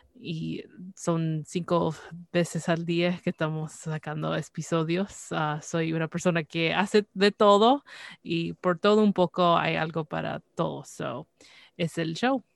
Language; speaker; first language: Spanish; early bilingual, heritage; Spanish